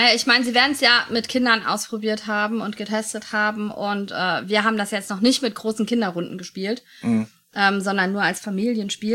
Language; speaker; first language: German; native; German